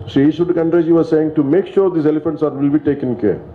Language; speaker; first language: English; non-native, local second language; Kannada